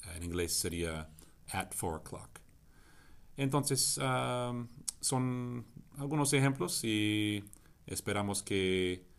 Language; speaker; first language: Spanish; non-native, fluent; English